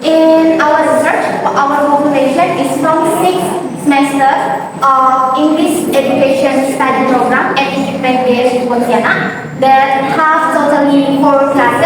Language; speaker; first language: English; non-native, learner; Indonesian